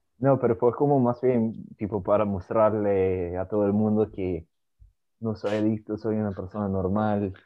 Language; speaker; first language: Spanish; non-native, fluent; Swedish